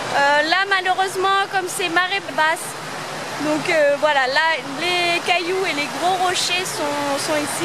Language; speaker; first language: French; native; French